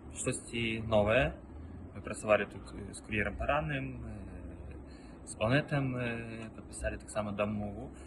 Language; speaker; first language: Belarusian; non-native, local second language; Russian